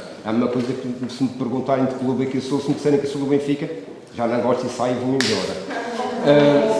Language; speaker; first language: Portuguese; native; Portuguese